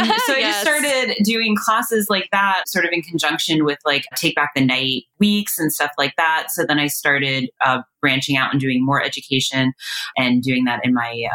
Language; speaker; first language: English; native; English